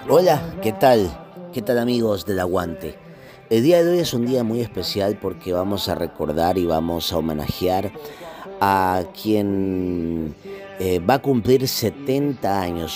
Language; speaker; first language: Spanish; native; Spanish